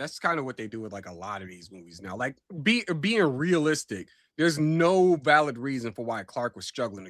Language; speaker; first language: English; native; English